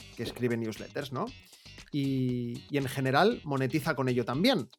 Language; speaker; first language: Spanish; native; Spanish